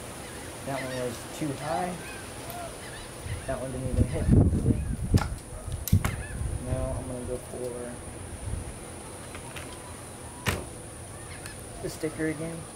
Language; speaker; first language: English; native; English